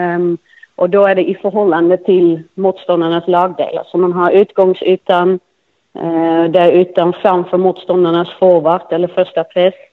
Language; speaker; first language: Swedish; non-native, fluent; Dutch